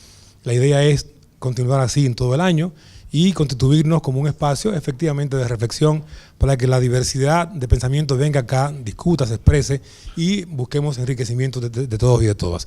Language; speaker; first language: Spanish; native; Spanish